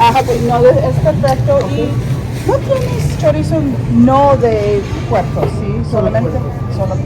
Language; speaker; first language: Spanish; non-native, learner; English